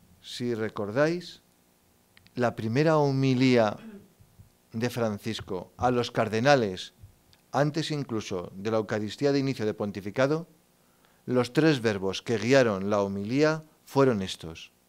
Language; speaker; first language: Spanish; native; Spanish